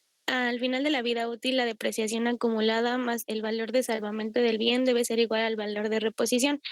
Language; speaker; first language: Spanish; native; Spanish